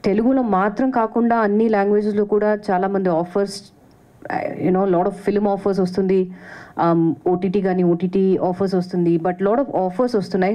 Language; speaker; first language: Telugu; non-native, fluent; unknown